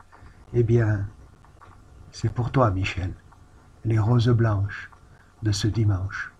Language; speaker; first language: French; native; French